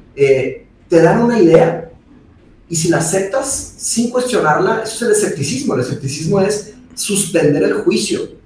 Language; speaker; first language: Spanish; early bilingual, other home language; Portuguese